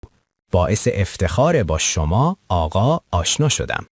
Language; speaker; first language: Persian; native; Persian